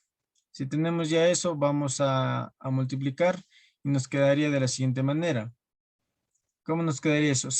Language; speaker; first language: Spanish; native; Spanish